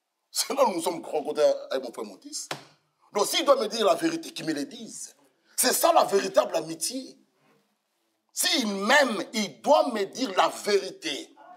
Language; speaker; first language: French; non-native, fluent; Lingala